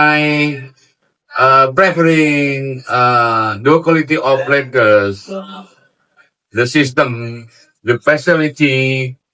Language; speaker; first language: English; non-native, learner; Indonesian